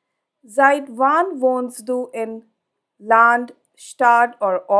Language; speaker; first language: German; non-native, fluent; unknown